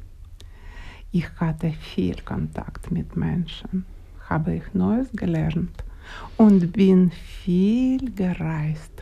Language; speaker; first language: German; non-native, learner; Ukrainian